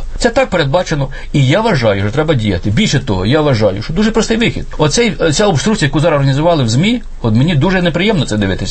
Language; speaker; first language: Ukrainian; native; Ukrainian